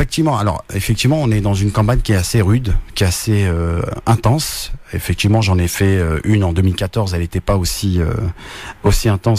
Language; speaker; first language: French; native; French